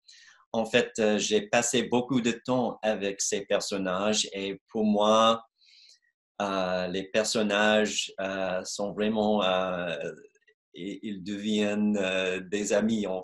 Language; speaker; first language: French; non-native, fluent; English